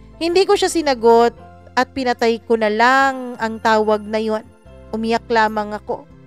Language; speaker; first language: Filipino; non-native, local second language; Cebuano